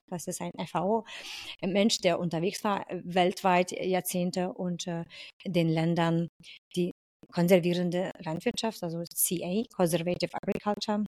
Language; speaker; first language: German; non-native, fluent; Lithuanian